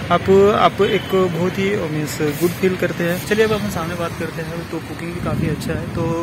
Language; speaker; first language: Hindi; non-native, local second language; Marathi